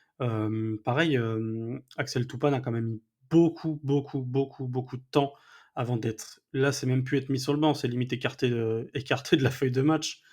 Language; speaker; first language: French; native; French